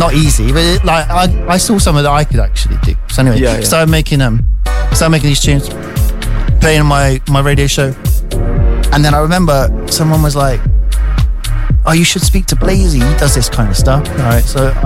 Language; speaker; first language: English; native; English